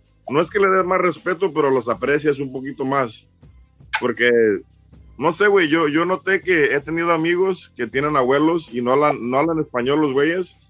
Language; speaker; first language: Spanish; early bilingual, heritage; Spanish